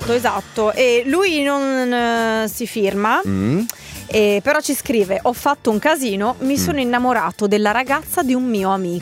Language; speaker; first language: Italian; native; Italian